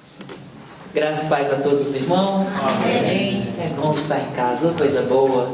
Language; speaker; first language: Portuguese; native; Portuguese